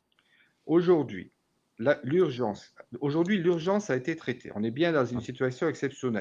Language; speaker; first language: French; native; French